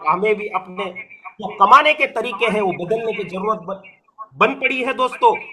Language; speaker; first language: Hindi; non-native, local second language; Marathi